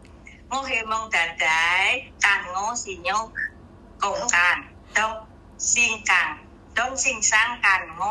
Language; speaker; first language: Cantonese; non-native, learner; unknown